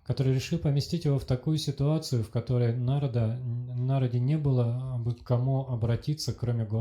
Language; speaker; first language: Russian; native; Russian